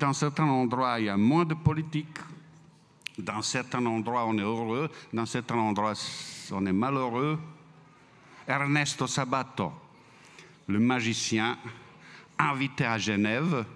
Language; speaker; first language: French; non-native, fluent; Croatian